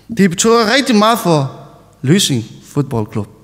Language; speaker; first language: Danish; non-native, learner; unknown